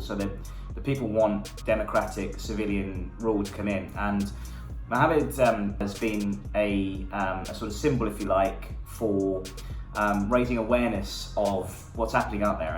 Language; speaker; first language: English; native; English